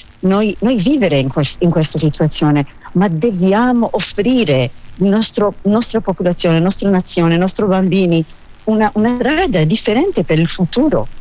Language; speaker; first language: Italian; non-native, learner; Hebrew